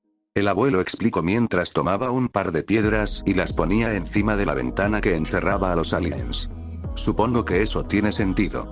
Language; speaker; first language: Spanish; native; Spanish